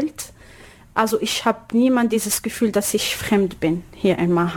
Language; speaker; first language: German; non-native, learner; Arabic